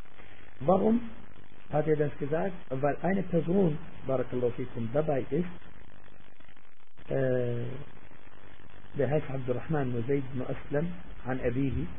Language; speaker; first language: German; non-native, fluent; Arabic